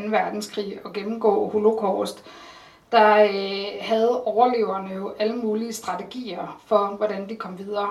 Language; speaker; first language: Danish; early bilingual, other home language; Polish